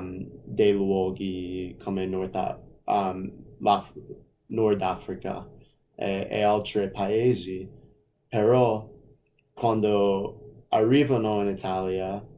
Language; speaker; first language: Italian; non-native, fluent; English